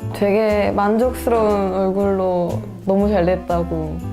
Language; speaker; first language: Korean; native; Korean